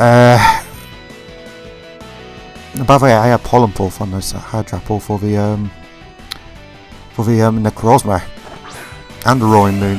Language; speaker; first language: English; native; English